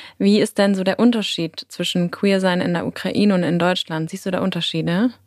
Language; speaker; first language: German; native; German